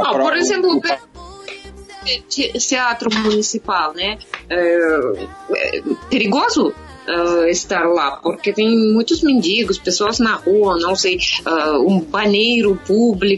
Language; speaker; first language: Portuguese; non-native, learner; Russian